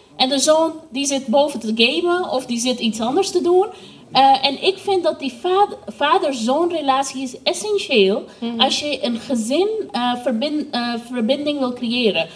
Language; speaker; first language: Dutch; non-native, fluent; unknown